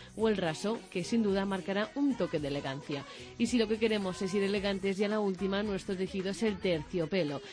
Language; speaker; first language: Spanish; native; Spanish